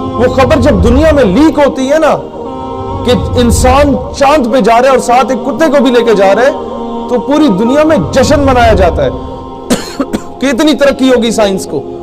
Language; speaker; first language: Urdu; non-native, local second language; Punjabi